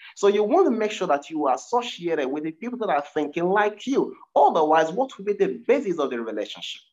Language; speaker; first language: English; non-native, local second language; Igbo